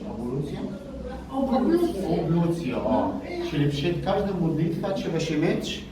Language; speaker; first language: Polish; non-native, learner; Arabic